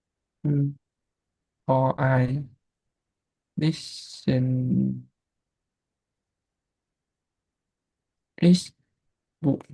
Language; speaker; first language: English; non-native, learner; Vietnamese